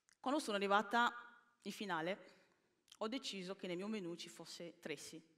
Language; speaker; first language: Italian; early bilingual, other home language; Bini